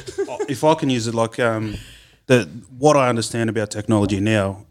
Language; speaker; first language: English; native; English